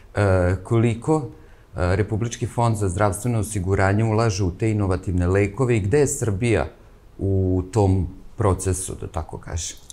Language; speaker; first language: Serbian; native; Serbian